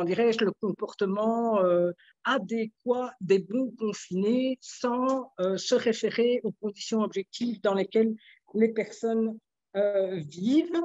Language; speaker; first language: French; native; French